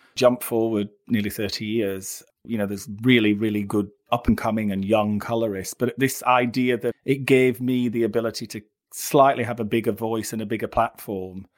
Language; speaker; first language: English; native; English